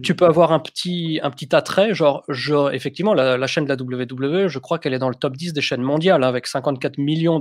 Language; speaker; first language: French; native; French